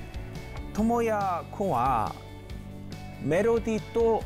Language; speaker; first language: Japanese; non-native, fluent; Korean